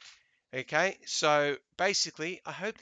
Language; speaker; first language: English; native; English